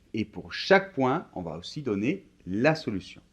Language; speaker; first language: French; native; French